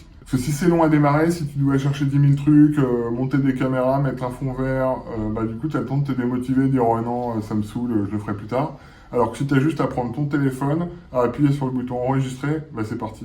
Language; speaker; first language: French; native; French